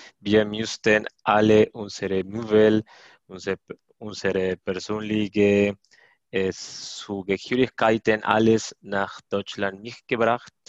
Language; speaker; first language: German; non-native, learner; Spanish